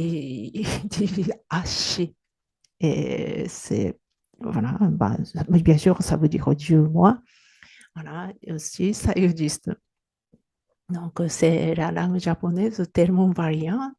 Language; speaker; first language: French; non-native, fluent; Japanese